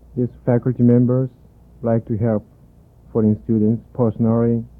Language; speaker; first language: English; non-native, fluent; Korean